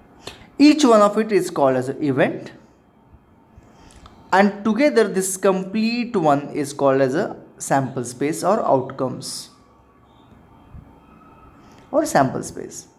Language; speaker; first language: English; non-native, local second language; Hindi